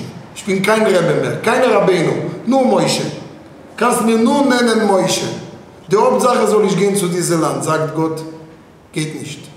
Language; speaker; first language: German; non-native, fluent; Hebrew